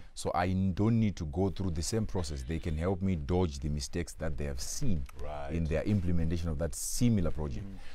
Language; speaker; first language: English; non-native, local second language; Shona